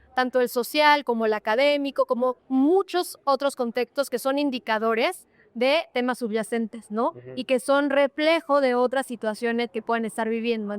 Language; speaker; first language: Spanish; native; Spanish